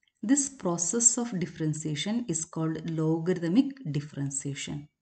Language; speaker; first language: English; non-native, local second language; Malayalam